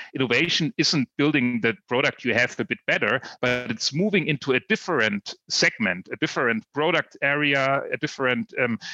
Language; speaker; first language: English; non-native, fluent; German